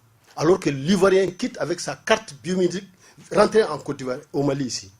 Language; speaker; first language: French; non-native, local second language; Bambara